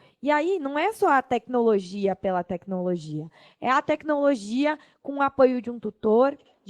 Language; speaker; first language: Portuguese; native; Portuguese